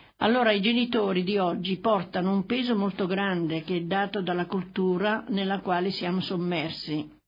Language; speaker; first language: Italian; native; Italian